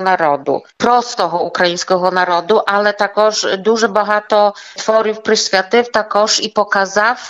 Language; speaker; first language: Ukrainian; early bilingual, heritage; Ukrainian